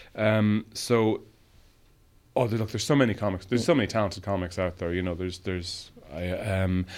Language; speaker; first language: English; native; English